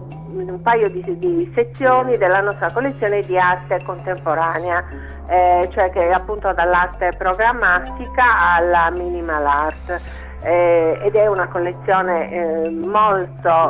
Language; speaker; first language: Italian; native; Italian